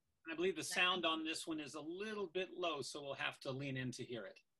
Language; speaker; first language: English; native; English